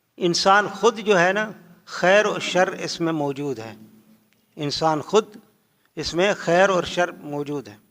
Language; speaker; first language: Urdu; native; Urdu